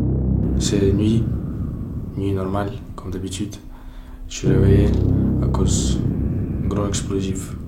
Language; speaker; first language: French; non-native, learner; Ukrainian